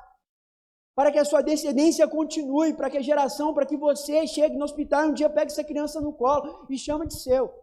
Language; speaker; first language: Portuguese; native; Portuguese